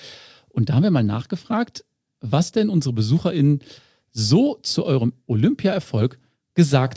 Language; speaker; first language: German; native; German